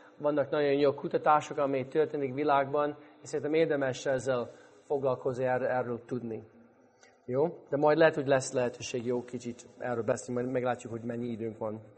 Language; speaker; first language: Hungarian; non-native, fluent; English